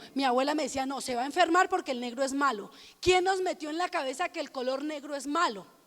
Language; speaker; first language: Spanish; native; Spanish